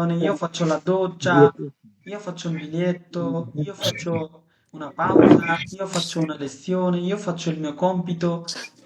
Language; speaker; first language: Italian; non-native, fluent; Bangla